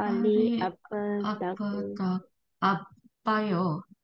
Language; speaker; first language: Korean; non-native, learner; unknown